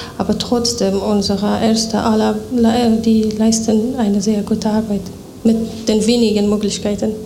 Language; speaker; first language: German; non-native, fluent; Persian